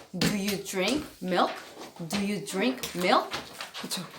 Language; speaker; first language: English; non-native, fluent; Korean